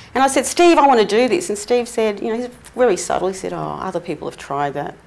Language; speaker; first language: English; native; English